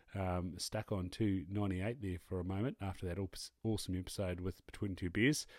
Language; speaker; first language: English; native; English